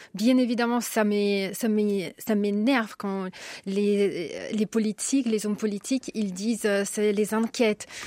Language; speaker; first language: French; non-native, fluent; Ukrainian